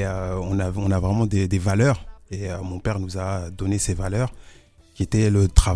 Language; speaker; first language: French; early bilingual, other home language; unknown